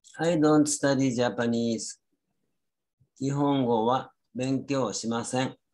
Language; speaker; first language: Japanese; native; Japanese